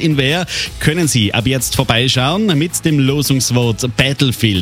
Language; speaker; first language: German; native; German